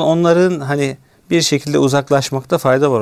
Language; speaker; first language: Turkish; native; Turkish